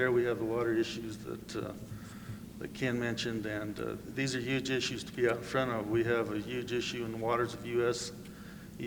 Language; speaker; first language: English; native; English